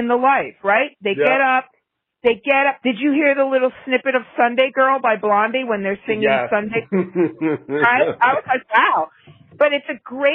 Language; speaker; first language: English; native; English